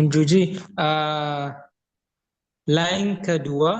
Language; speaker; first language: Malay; non-native, learner; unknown